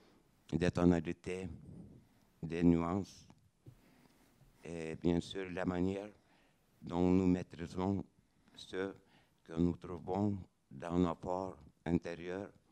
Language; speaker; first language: French; non-native, fluent; Lithuanian